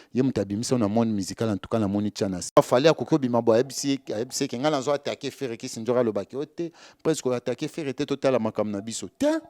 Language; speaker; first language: Lingala; native; Lingala